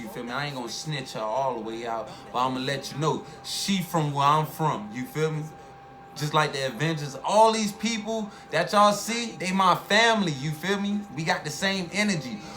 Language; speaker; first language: English; native; English